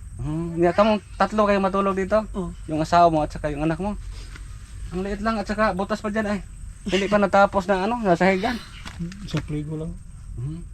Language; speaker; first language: Filipino; non-native, local second language; Cebuano